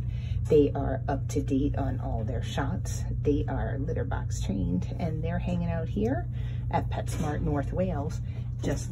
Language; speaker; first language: English; native; English